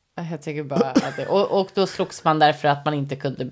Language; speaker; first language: Swedish; native; Swedish